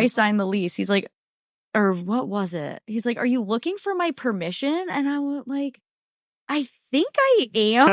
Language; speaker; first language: English; native; English